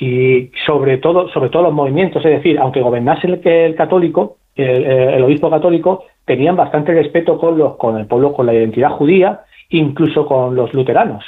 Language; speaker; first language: Spanish; native; Spanish